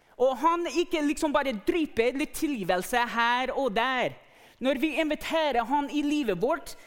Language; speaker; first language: Norwegian; non-native, fluent; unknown